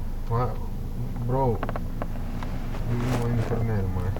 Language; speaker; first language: Norwegian; non-native, fluent; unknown